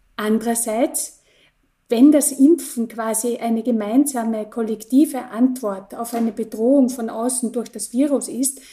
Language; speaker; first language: German; native; German